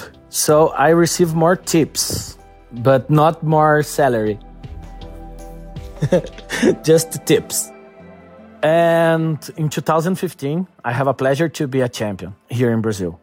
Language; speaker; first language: English; non-native, learner; Portuguese